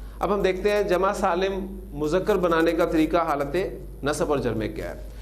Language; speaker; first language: Urdu; native; Urdu